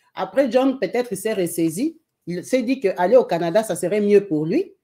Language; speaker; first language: French; non-native, local second language; Lingala